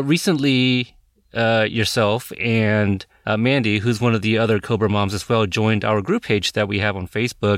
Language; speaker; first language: English; native; English